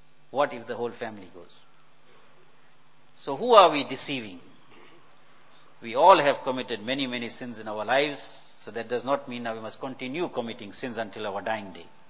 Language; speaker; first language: English; native; English